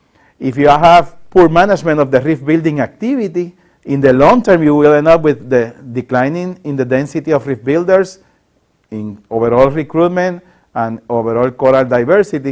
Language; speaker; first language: English; non-native, local second language; Spanish